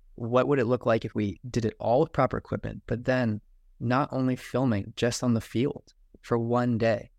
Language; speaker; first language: English; native; English